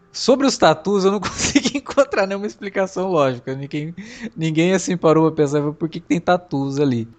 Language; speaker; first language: Portuguese; native; Portuguese